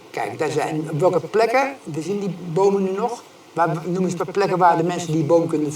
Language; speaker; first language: Dutch; native; Dutch